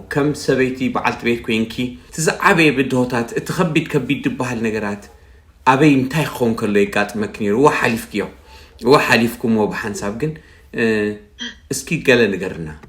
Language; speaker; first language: Tigrinya; native; Tigrinya